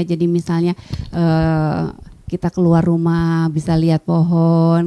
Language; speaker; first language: Indonesian; native; Indonesian